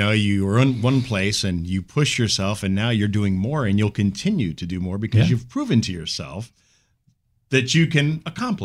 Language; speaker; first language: English; native; English